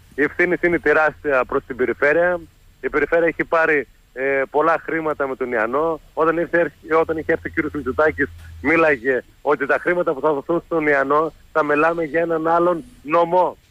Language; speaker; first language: Greek; native; Greek